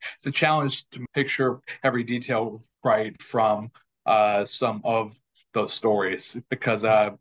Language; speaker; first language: English; native; English